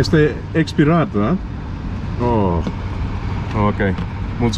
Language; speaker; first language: Romanian; non-native, learner; English